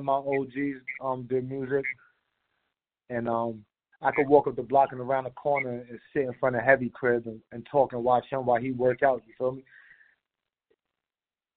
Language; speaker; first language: English; native; English